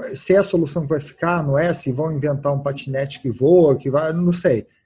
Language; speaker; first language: Portuguese; early bilingual, heritage; Portuguese